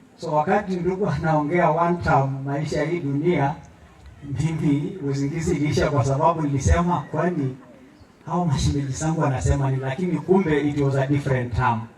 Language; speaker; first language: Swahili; non-native, local second language; Masai